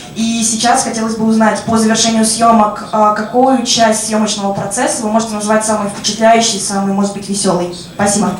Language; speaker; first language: Russian; native; Russian